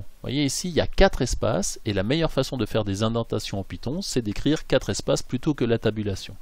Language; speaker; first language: French; native; French